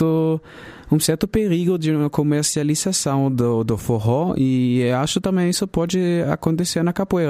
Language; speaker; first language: Portuguese; non-native, fluent; German